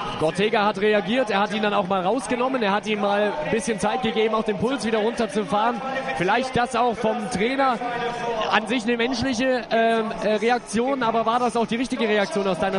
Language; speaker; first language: German; native; German